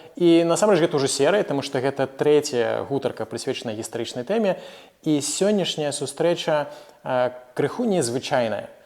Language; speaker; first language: Belarusian; non-native, local second language; Russian